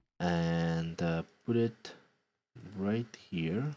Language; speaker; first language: English; non-native, fluent; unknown